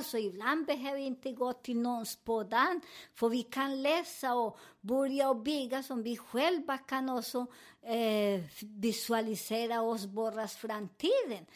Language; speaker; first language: Swedish; non-native, learner; Spanish